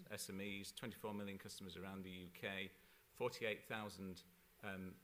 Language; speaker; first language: English; native; English